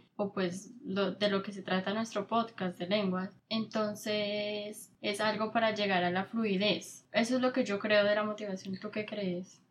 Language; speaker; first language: Spanish; native; Spanish